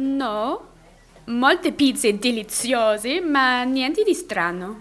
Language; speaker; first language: Italian; non-native, learner; English